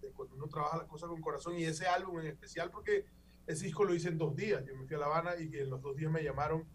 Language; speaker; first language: Spanish; native; Spanish